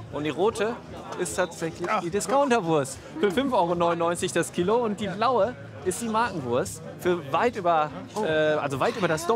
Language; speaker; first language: German; native; German